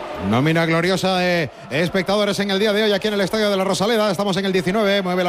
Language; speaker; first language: Spanish; native; Spanish